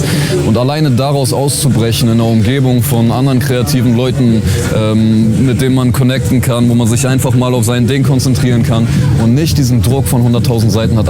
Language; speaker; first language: German; native; German